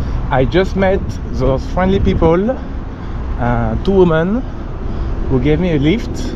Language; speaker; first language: English; non-native, fluent; French